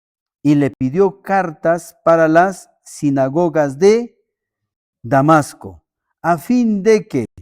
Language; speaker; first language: Spanish; native; Spanish